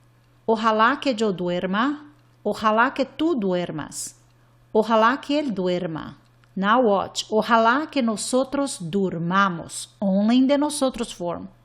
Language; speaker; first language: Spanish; non-native, fluent; English